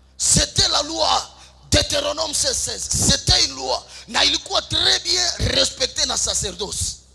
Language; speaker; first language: French; non-native, local second language; Swahili